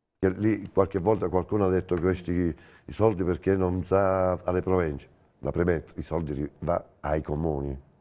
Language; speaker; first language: Italian; native; Italian